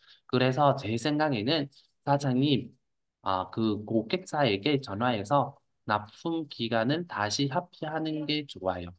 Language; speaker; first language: Korean; non-native, fluent; Vietnamese